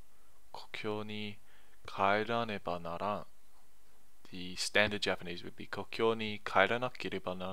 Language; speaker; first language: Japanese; non-native, learner; English